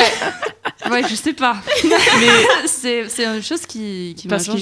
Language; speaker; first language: French; non-native, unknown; Swedish